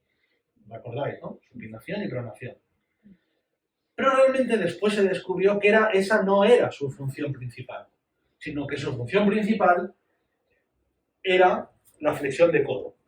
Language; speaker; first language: Spanish; native; Spanish